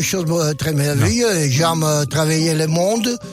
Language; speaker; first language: French; non-native, learner; Italian